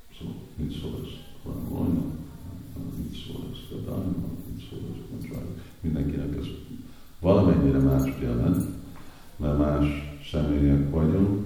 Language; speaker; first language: Hungarian; native; Hungarian